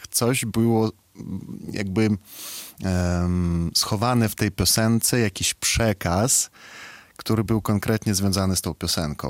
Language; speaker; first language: Polish; non-native, fluent; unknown